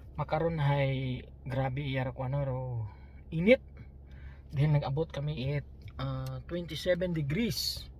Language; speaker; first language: Filipino; non-native, local second language; Aklanon